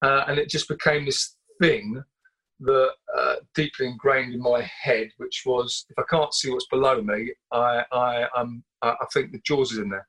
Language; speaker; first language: English; native; English